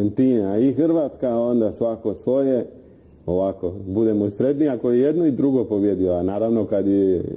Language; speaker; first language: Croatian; non-native, fluent; Spanish